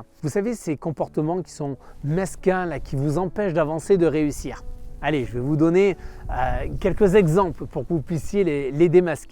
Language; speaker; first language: French; native; French